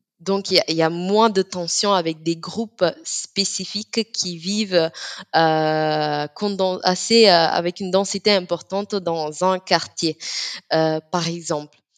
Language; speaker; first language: French; non-native, fluent; Italian